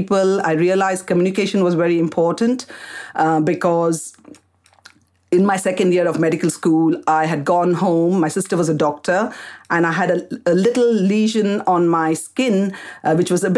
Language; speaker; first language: English; non-native, local second language; Kannada